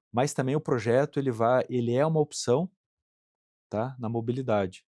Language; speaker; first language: Portuguese; native; Portuguese